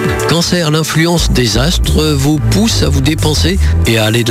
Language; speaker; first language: French; native; French